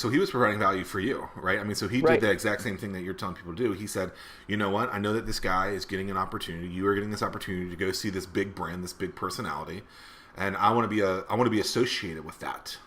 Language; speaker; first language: English; native; English